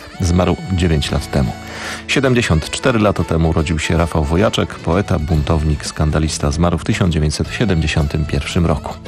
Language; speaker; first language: Polish; native; Polish